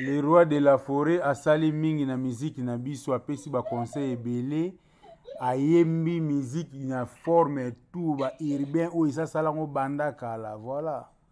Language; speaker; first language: French; non-native, local second language; Lingala